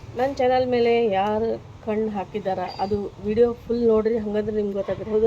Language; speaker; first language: Kannada; native; Kannada